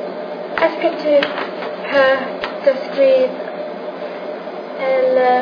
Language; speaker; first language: French; non-native, learner; English